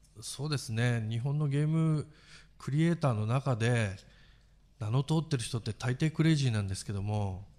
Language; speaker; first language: Japanese; native; Japanese